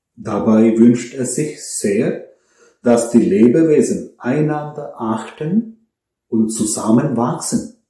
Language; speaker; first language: German; non-native, fluent; Malayalam